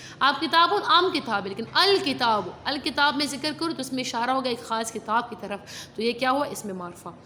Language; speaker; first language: Urdu; non-native, local second language; Pashto